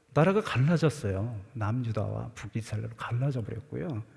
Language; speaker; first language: Korean; native; Korean